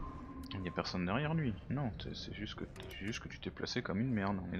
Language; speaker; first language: French; native; French